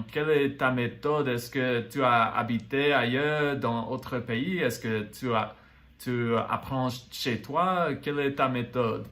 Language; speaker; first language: French; non-native, fluent; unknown